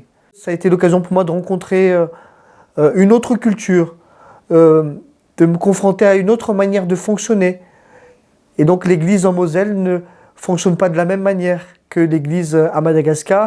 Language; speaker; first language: French; non-native, local second language; Malagasy